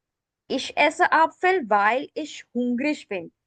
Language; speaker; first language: German; non-native, fluent; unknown